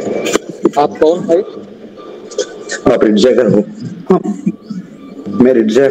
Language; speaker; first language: Hindi; non-native, learner; Telugu